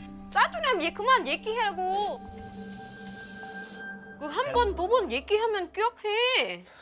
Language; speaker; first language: Korean; non-native, learner; Vietnamese